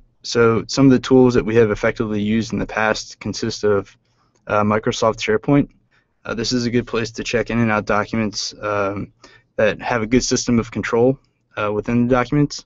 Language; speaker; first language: English; native; English